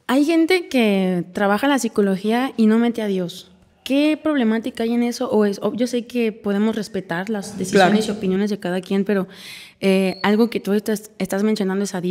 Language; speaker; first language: Spanish; native; Spanish